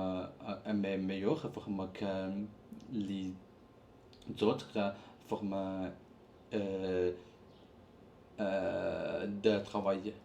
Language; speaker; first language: French; non-native, learner; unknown